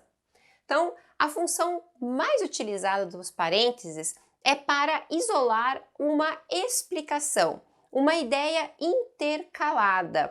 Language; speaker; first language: Portuguese; native; Portuguese